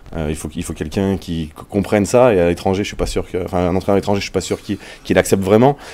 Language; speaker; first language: French; native; French